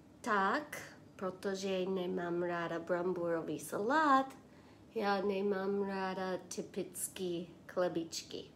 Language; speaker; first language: Czech; non-native, learner; English